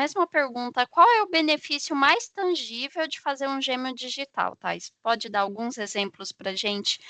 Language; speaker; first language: Portuguese; native; Portuguese